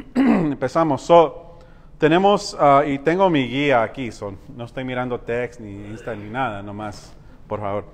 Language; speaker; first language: Spanish; early bilingual, heritage; Spanish